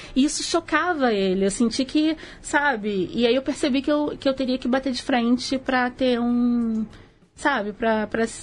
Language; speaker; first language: Portuguese; native; Portuguese